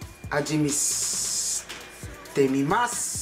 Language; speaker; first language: Japanese; non-native, learner; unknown